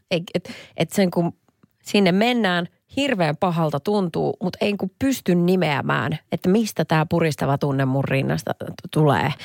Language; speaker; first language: Finnish; native; Finnish